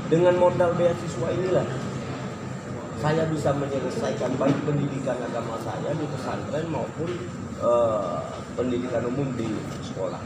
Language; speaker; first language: Indonesian; native; Indonesian